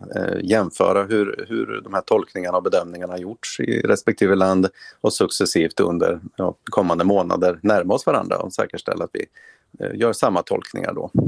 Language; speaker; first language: Swedish; native; Swedish